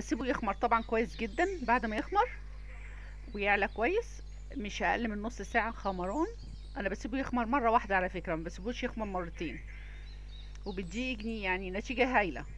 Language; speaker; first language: Arabic; native; Arabic